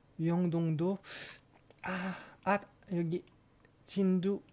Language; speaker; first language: Korean; non-native, learner; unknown